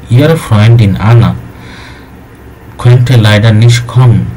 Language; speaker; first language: German; non-native, fluent; Bangla